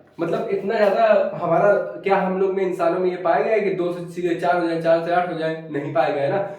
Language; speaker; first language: Hindi; native; Hindi